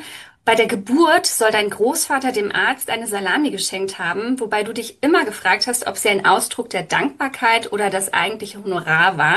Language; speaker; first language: German; native; German